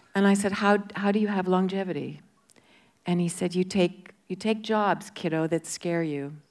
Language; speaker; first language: English; native; English